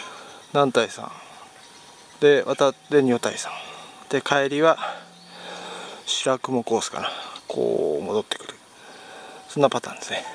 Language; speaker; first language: Japanese; native; Japanese